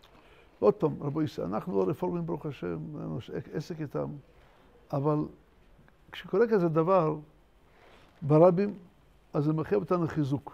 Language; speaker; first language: Hebrew; non-native, fluent; Russian